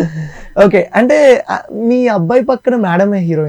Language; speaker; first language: Telugu; native; Telugu